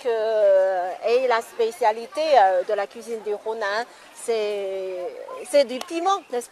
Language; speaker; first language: French; non-native, fluent; Chinese